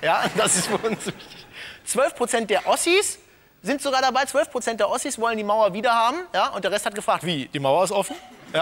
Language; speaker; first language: German; native; German